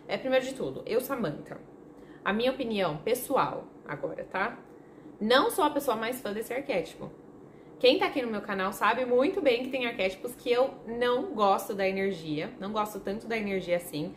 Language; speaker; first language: Portuguese; non-native, fluent; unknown